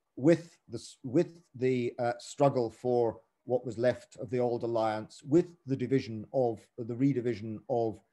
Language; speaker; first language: English; native; English